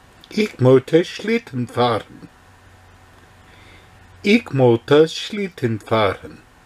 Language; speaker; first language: German; non-native, learner; English